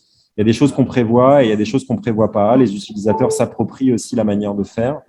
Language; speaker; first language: French; native; French